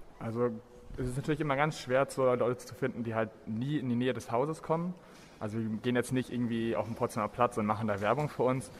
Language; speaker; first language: German; native; German